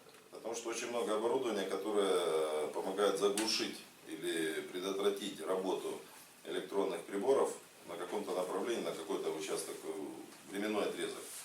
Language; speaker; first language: Russian; native; Russian